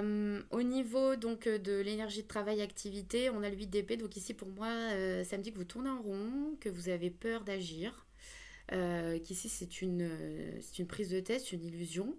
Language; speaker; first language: French; native; French